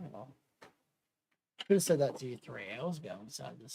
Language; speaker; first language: English; native; English